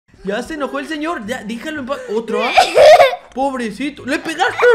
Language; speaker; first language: Spanish; native; Spanish